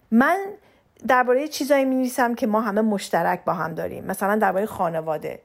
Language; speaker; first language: Persian; early bilingual, heritage; Persian